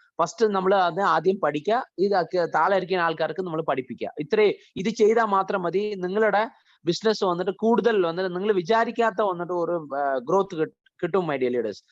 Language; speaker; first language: Malayalam; early bilingual, heritage; Malayalam